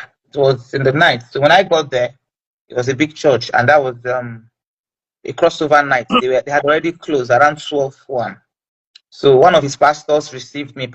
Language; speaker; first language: English; non-native, local second language; Igbo